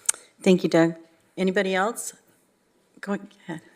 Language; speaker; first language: English; native; English